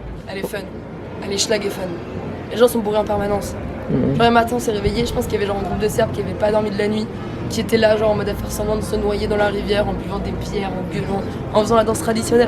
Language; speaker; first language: French; native; French